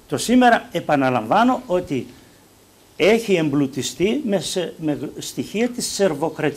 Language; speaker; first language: Greek; native; Greek